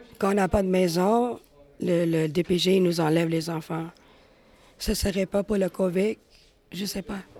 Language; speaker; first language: French; native; French